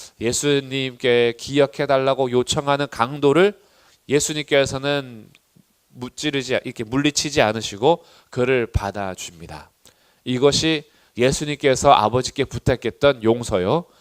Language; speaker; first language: Korean; native; Korean